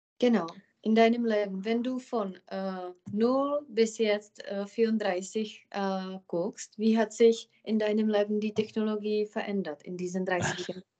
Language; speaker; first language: German; non-native, fluent; Czech